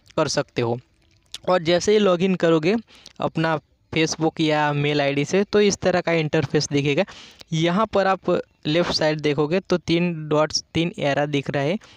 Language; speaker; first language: Hindi; non-native, local second language; Gujarati